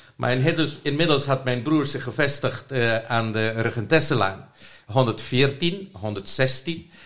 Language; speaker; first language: Dutch; non-native, local second language; Caribbean Hindustani